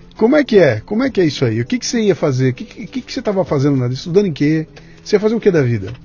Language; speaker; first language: Portuguese; native; Portuguese